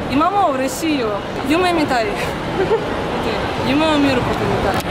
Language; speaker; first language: Japanese; non-native, learner; Russian